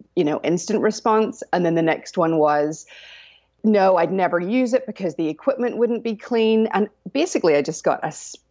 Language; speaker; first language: English; native; English